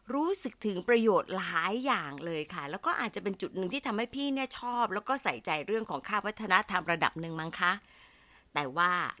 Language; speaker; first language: Thai; native; Thai